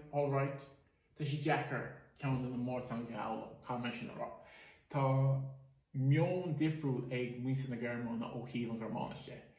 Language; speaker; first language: Irish; native; Irish